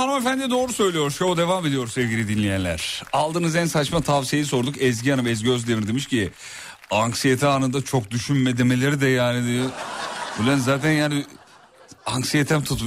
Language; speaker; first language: Turkish; native; Turkish